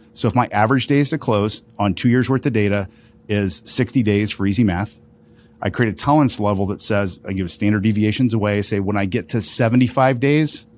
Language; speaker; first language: English; native; English